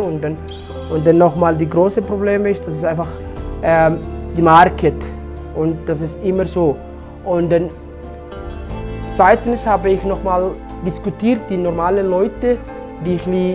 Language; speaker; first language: German; non-native, fluent; Somali